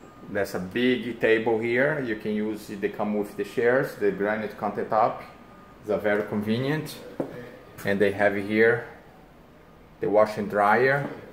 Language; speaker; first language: English; non-native, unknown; Portuguese